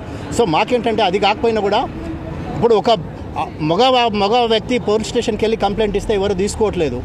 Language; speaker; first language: Telugu; native; Telugu